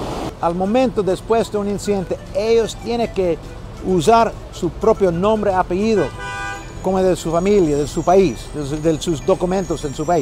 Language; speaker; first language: Spanish; non-native, fluent; English